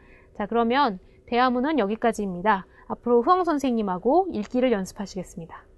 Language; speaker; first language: Korean; native; Korean